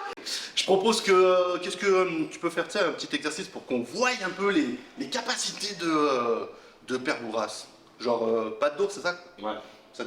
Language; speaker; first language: French; native; French